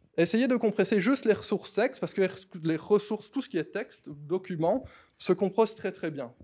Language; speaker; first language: French; native; French